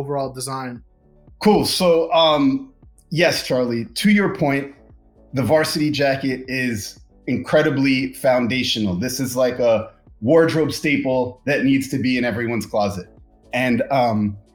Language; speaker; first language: English; native; English